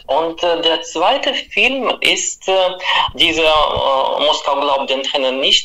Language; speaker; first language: German; non-native, fluent; Russian